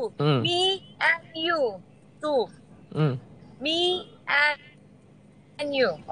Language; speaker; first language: English; non-native, learner; Indonesian